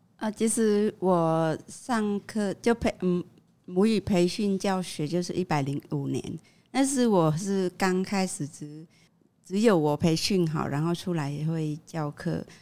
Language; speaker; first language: Chinese; non-native, fluent; Vietnamese